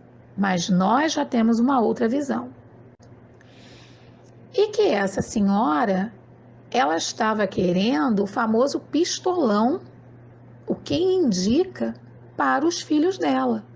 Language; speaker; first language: Portuguese; native; Portuguese